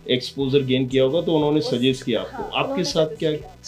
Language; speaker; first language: Hindi; native; Hindi